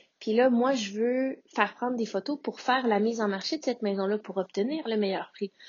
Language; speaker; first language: French; native; French